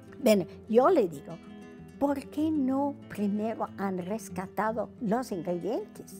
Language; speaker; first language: Spanish; non-native, fluent; English